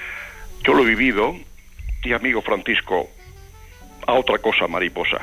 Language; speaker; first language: Spanish; native; Spanish